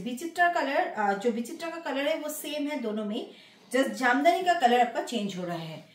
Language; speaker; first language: Hindi; non-native, local second language; Bangla